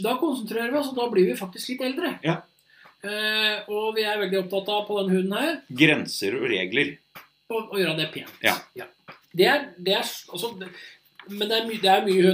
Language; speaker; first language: Norwegian; native; Norwegian